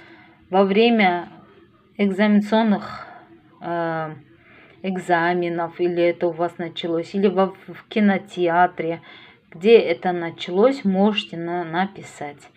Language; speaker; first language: Russian; non-native, local second language; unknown